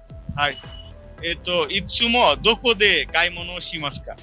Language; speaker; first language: Japanese; non-native, fluent; Bangla